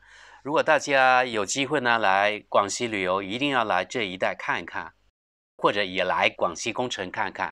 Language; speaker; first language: Chinese; native; Chinese